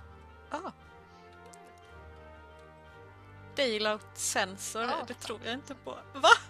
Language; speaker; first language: Swedish; native; Swedish